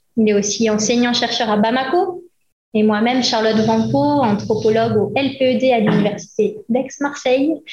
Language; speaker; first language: French; native; French